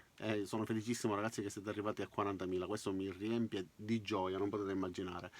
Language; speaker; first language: Italian; native; Italian